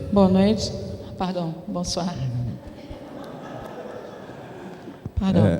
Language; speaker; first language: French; non-native, fluent; Portuguese